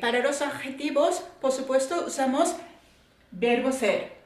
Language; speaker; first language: Spanish; non-native, fluent; Japanese